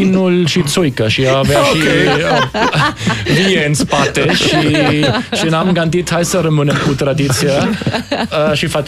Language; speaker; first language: Romanian; non-native, fluent; German